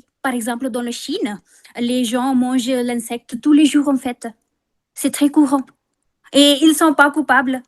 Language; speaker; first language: French; non-native, fluent; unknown